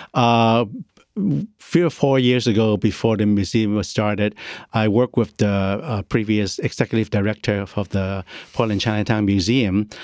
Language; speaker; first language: English; non-native, local second language; Cantonese